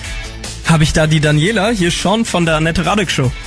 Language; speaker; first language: German; native; German